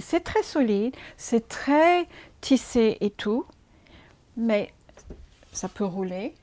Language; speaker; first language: French; non-native, fluent; English